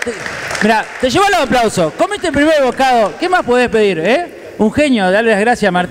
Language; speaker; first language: Spanish; native; Spanish